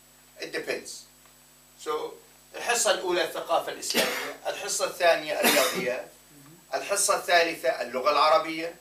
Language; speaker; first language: Arabic; non-native, fluent; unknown